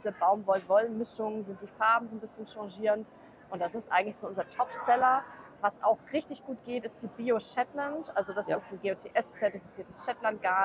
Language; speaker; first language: German; native; German